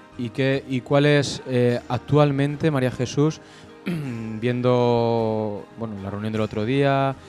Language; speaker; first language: Spanish; native; Spanish